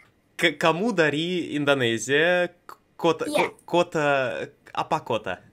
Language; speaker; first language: Indonesian; non-native, learner; Russian